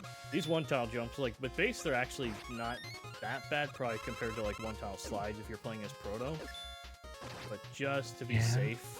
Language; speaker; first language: English; native; English